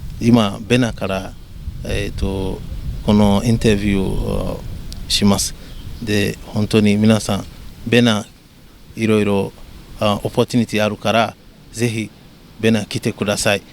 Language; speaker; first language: Japanese; non-native, fluent; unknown